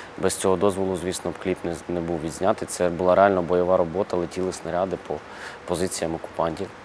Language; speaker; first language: Ukrainian; non-native, local second language; Russian